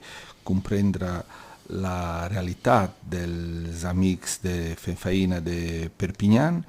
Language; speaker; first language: Catalan; non-native, local second language; Italian